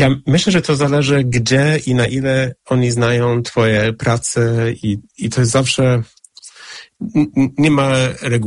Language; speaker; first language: Polish; non-native, fluent; English